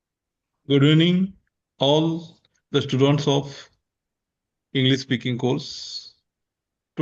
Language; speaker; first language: English; non-native, local second language; Marathi